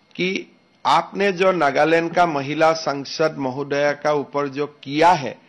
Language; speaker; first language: Hindi; non-native, local second language; Assamese